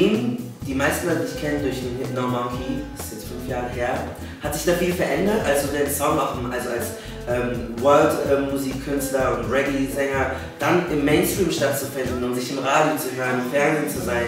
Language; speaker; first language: German; native; German